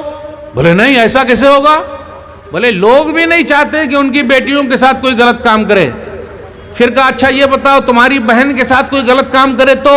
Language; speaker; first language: Hindi; native; Hindi